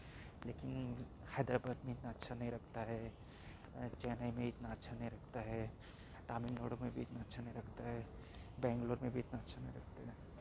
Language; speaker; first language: Hindi; non-native, local second language; Kok Borok